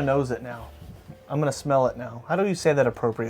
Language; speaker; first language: English; native; English